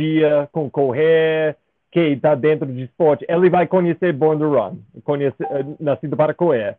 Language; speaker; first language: Portuguese; non-native, fluent; English